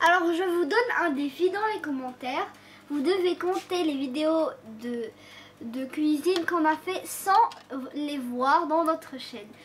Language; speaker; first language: French; non-native, local second language; Arabic